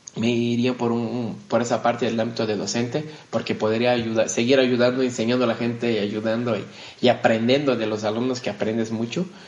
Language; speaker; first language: Spanish; non-native, fluent; Portuguese